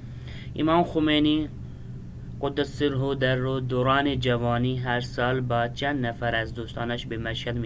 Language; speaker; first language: Persian; non-native, fluent; Urdu